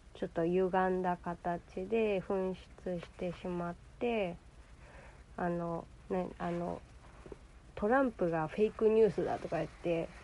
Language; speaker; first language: Japanese; native; Japanese